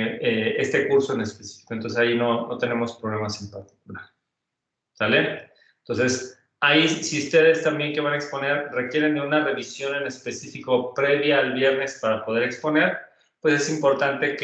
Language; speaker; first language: Spanish; native; Spanish